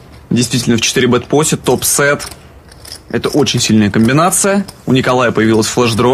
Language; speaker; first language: Russian; native; Russian